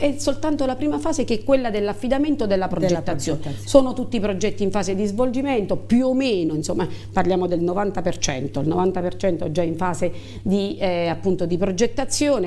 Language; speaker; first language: Italian; native; Italian